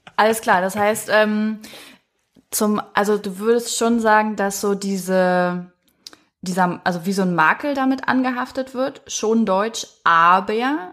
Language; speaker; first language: German; native; German